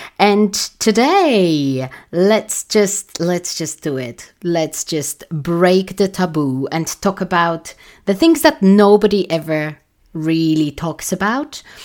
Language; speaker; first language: English; non-native, fluent; Polish